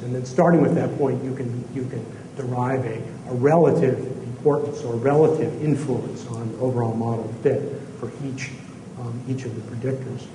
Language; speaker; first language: English; native; English